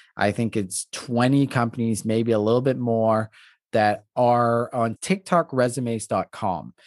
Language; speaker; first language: English; non-native, fluent; French